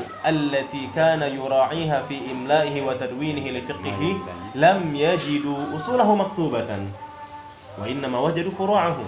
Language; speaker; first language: Arabic; non-native, fluent; Indonesian